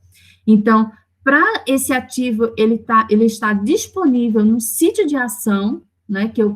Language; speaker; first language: Portuguese; native; Portuguese